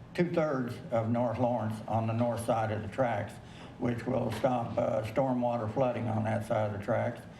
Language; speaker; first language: English; native; English